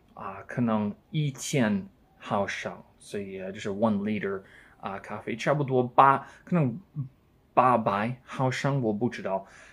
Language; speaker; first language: Chinese; non-native, learner; English